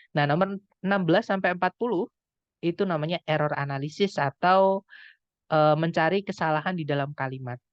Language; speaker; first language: Indonesian; non-native, local second language; Javanese